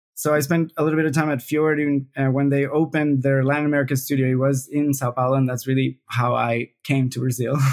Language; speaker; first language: English; non-native, fluent; Spanish